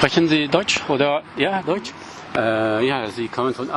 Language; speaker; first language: German; non-native, learner; French